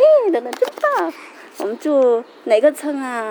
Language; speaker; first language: Chinese; native; Chinese